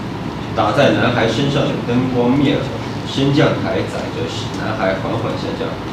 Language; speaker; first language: Chinese; native; Chinese